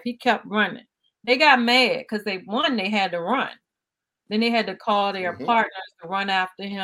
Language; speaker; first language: English; native; English